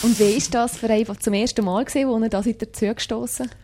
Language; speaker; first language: German; native; German